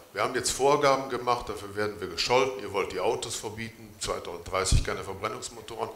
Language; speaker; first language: German; native; German